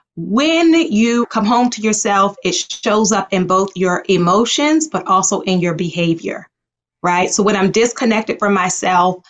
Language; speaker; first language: English; native; English